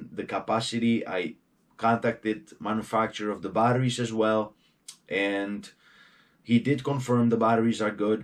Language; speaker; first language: English; non-native, fluent; Czech